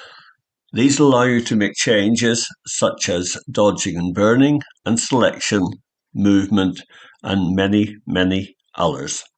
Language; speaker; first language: English; native; English